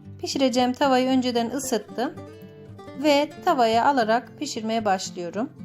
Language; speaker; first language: Turkish; native; Turkish